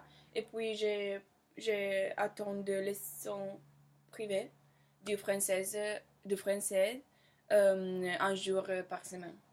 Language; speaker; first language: French; non-native, fluent; Italian